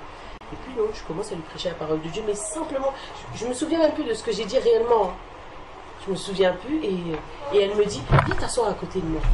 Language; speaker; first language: French; native; French